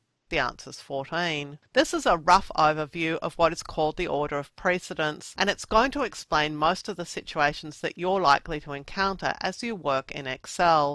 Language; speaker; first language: English; native; English